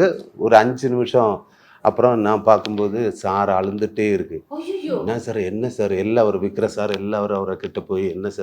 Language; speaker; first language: Tamil; non-native, learner; Malayalam